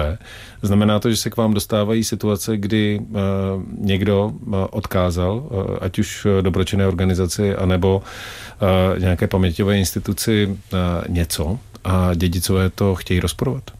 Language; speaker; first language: Czech; native; Czech